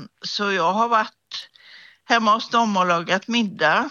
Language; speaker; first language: Swedish; native; Swedish